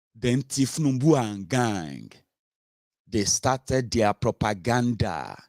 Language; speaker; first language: English; non-native, local second language; Yoruba